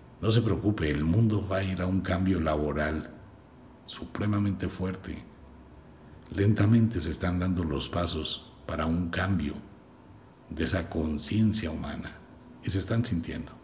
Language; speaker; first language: Spanish; native; Spanish